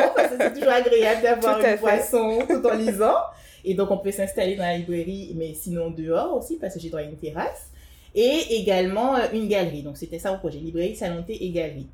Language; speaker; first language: French; native; French